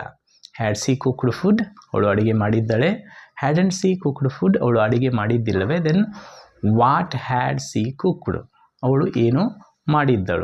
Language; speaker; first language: Kannada; native; Kannada